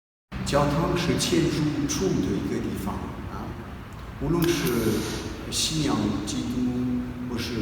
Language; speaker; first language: Chinese; non-native, fluent; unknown